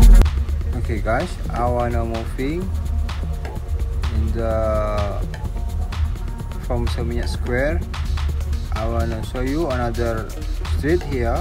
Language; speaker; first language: English; non-native, learner; Indonesian